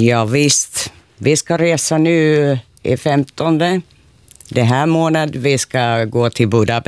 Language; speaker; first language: Swedish; non-native, local second language; Finnish